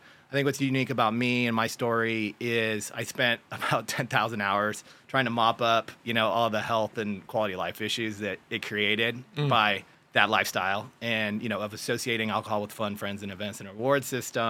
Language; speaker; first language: English; native; English